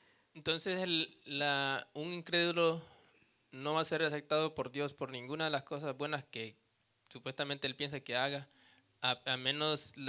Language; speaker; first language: Spanish; native; Spanish